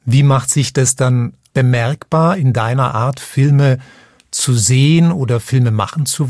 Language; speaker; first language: German; native; German